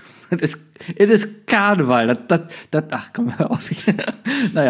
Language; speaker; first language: German; native; German